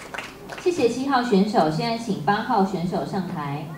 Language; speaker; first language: Chinese; native; Chinese